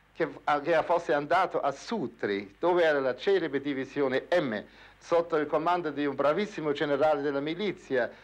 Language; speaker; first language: Italian; non-native, fluent; German